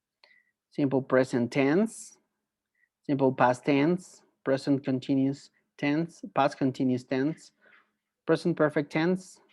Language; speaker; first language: English; non-native, fluent; Spanish